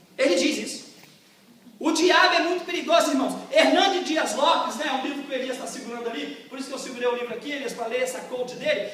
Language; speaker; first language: Portuguese; native; Portuguese